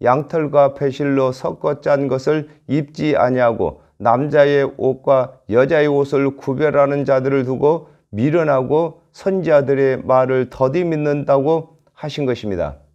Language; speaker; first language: Korean; native; Korean